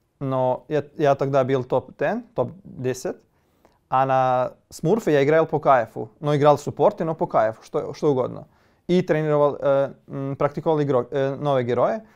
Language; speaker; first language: Russian; non-native, learner; Serbian